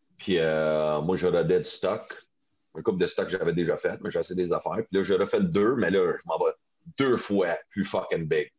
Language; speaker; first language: French; non-native, local second language; English